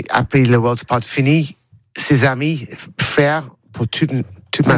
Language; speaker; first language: French; non-native, learner; English